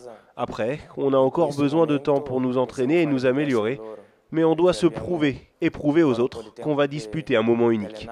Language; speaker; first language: French; native; French